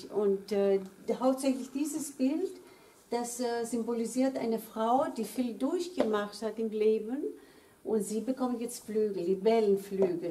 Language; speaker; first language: German; early bilingual, other home language; Greek